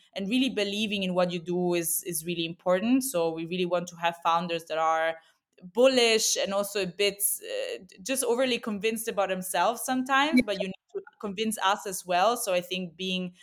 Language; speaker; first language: English; non-native, fluent; Italian